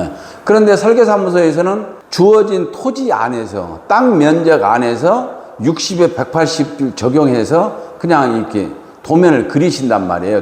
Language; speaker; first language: Korean; native; Korean